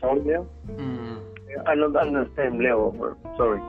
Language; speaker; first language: English; non-native, learner; Spanish